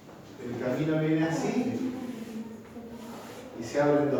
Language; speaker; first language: Spanish; native; Spanish